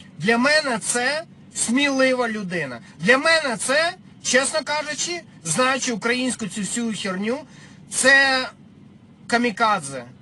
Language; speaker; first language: Ukrainian; non-native, local second language; Russian